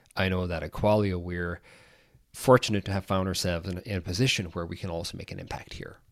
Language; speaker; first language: English; native; English